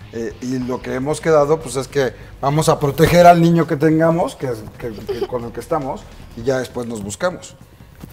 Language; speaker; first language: Spanish; native; Spanish